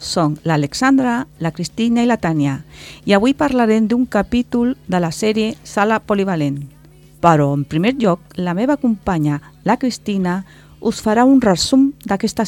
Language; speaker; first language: Catalan; non-native, learner; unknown